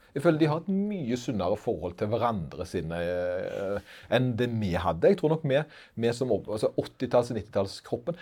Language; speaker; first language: Norwegian; native; Norwegian